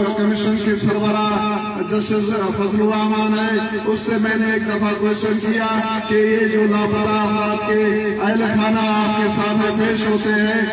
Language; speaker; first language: Urdu; non-native, local second language; Baluchi